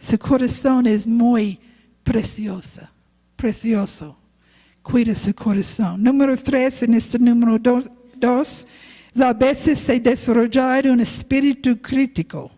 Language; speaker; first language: Spanish; non-native, learner; English